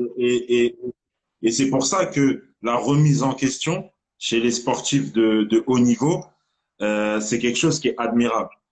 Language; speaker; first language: French; native; French